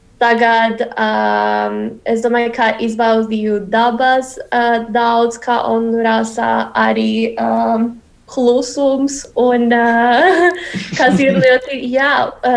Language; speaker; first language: Latvian; non-native, learner; Spanish